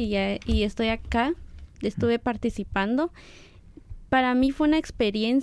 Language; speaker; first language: Spanish; non-native, local second language; Kaqchikel